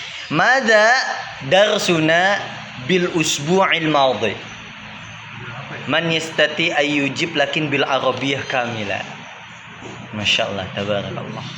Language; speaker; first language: Arabic; non-native, fluent; Indonesian